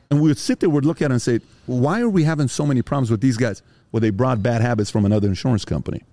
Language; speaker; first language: English; early bilingual, other home language; Persian